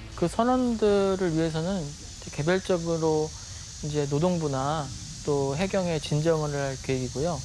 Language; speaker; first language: Korean; native; Korean